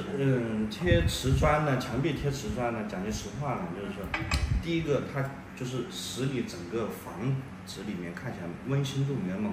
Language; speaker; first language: Chinese; native; Chinese